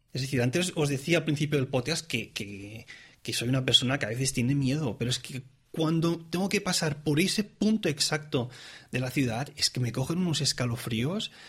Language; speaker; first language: Spanish; non-native, local second language; Catalan